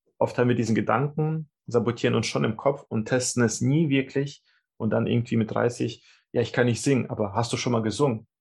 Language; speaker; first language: German; early bilingual, other home language; Russian